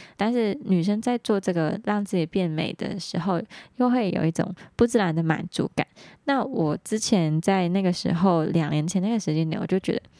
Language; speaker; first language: Chinese; non-native, local second language; Cantonese